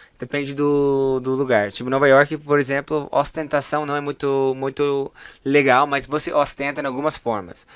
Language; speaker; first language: Portuguese; non-native, fluent; English